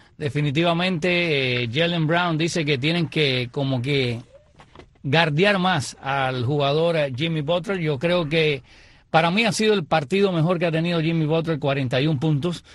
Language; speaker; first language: Spanish; native; Spanish